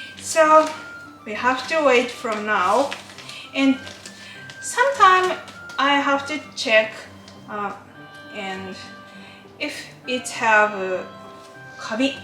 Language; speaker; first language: English; non-native, learner; Japanese